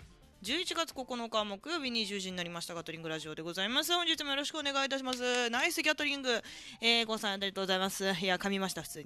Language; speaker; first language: Japanese; native; Japanese